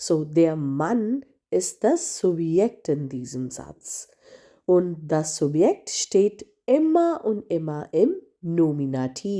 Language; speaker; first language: German; non-native, fluent; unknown